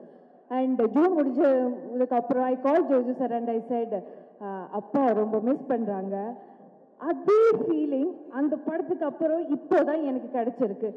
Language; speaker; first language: Tamil; non-native, local second language; Malayalam